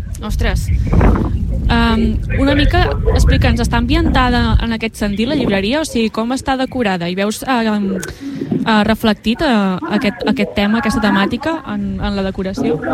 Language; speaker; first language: Catalan; native; Catalan